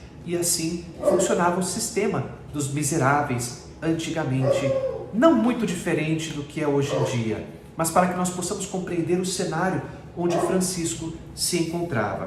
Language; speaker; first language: Portuguese; native; Portuguese